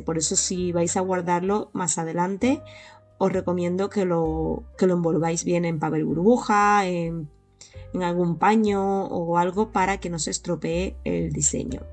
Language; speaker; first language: Spanish; native; Spanish